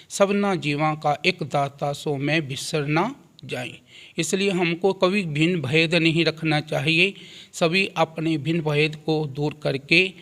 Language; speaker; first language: Hindi; non-native, local second language; Punjabi